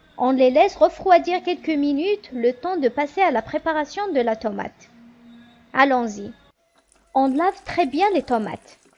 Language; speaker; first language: French; non-native, local second language; Kabyle